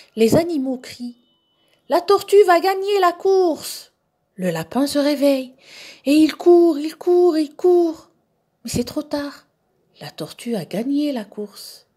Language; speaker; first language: French; non-native, local second language; Arabic